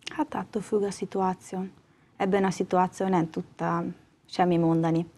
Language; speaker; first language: Hungarian; non-native, learner; Italian